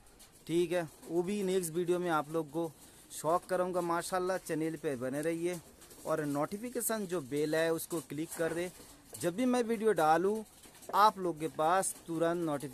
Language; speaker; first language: Hindi; non-native, local second language; Bangla